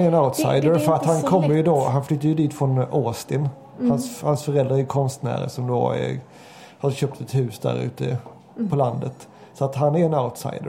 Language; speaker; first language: Swedish; native; Swedish